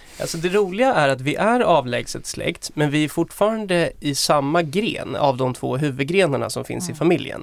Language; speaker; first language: Swedish; native; Swedish